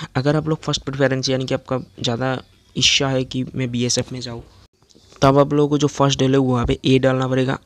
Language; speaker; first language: Hindi; non-native, local second language; Assamese